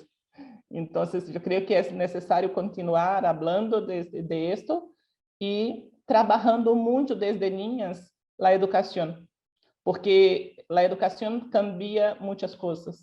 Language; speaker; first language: Spanish; non-native, local second language; Portuguese